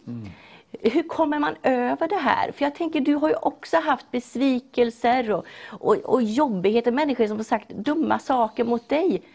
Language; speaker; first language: Swedish; native; Swedish